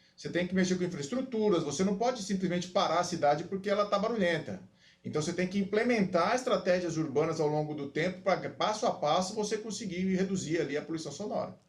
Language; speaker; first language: Portuguese; native; Portuguese